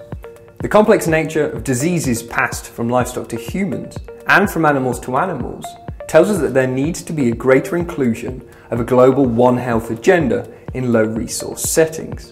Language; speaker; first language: English; native; English